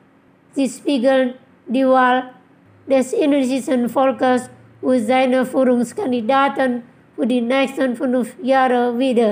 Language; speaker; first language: German; non-native, fluent; Indonesian